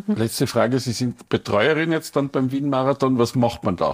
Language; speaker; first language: German; native; German